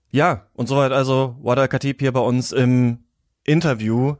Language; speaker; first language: English; non-native, fluent; German